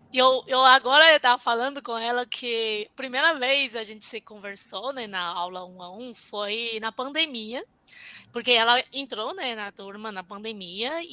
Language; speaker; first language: Portuguese; non-native, fluent; Chinese